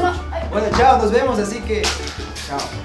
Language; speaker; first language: Spanish; native; Spanish